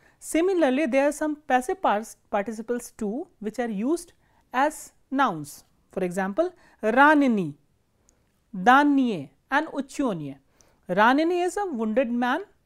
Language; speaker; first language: English; non-native, local second language; Hindi